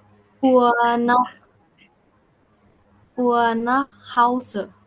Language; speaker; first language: German; non-native, learner; Indonesian